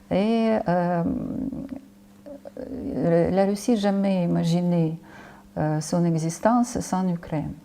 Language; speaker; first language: French; non-native, fluent; Ukrainian